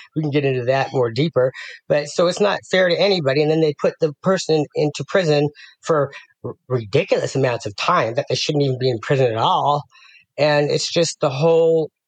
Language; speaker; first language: English; native; English